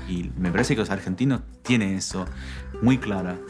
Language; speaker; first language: Spanish; non-native, fluent; English